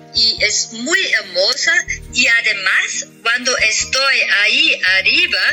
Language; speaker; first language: Spanish; non-native, fluent; German